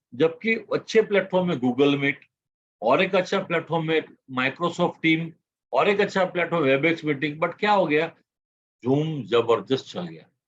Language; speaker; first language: Hindi; non-native, local second language; Gujarati